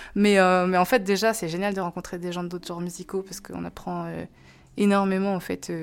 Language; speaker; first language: French; native; French